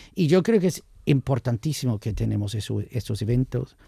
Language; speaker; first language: Spanish; non-native, fluent; English